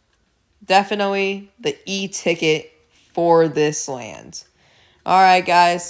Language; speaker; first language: English; native; English